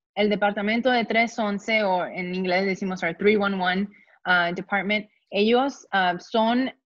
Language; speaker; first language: Spanish; early bilingual, heritage; Spanish